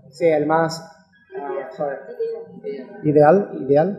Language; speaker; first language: Spanish; native; Spanish